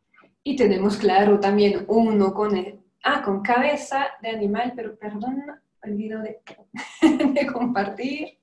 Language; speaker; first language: Spanish; non-native, fluent; French